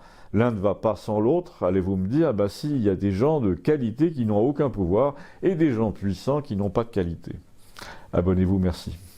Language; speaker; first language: French; native; French